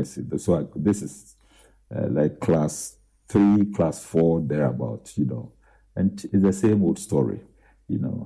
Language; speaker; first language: English; non-native, local second language; Akan